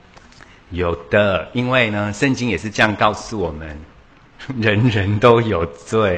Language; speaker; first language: Chinese; native; Chinese